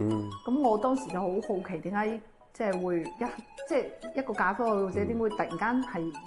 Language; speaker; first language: Cantonese; native; Cantonese